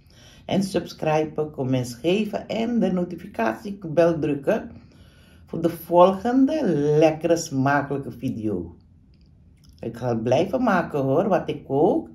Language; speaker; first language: Dutch; non-native, local second language; Caribbean Hindustani